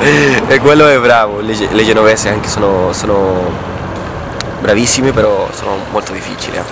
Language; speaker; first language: Italian; non-native, fluent; Spanish